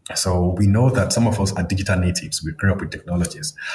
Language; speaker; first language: English; non-native, local second language; Yoruba